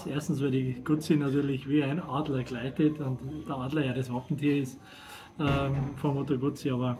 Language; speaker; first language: German; native; German